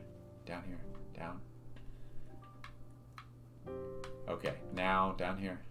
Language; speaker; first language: English; native; English